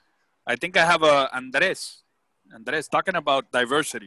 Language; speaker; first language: English; non-native, fluent; Spanish